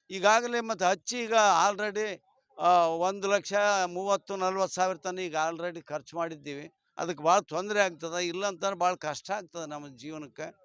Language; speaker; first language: Kannada; native; Kannada